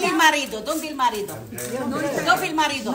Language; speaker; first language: Spanish; non-native, learner; Arabic